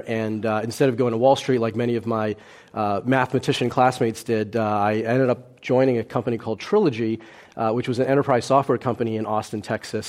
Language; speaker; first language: English; early bilingual, other home language; Cantonese